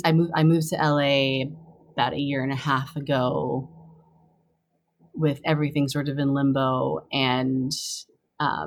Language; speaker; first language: English; native; English